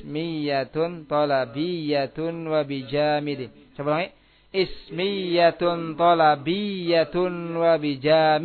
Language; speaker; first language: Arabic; non-native, fluent; Indonesian